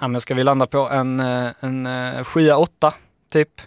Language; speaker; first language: Swedish; native; Swedish